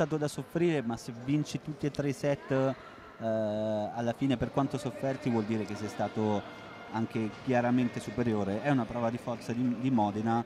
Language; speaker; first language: Italian; native; Italian